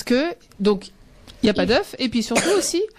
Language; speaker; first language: French; native; French